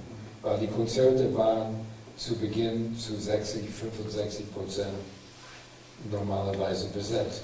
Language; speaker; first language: German; non-native, fluent; English